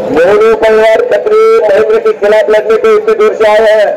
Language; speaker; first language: Hindi; non-native, local second language; Marathi